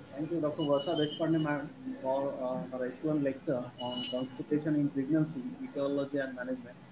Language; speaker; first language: English; non-native, local second language; Marathi